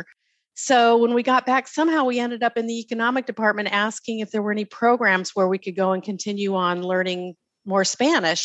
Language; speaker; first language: English; native; English